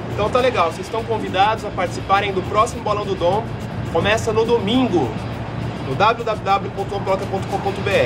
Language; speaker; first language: Portuguese; native; Portuguese